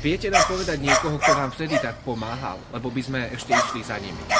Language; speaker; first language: Slovak; native; Slovak